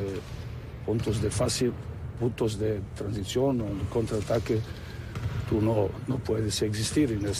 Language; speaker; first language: Spanish; non-native, fluent; Serbian